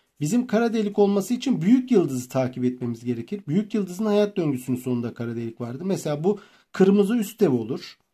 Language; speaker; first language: Turkish; native; Turkish